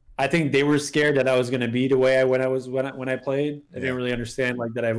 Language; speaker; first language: English; non-native, fluent; French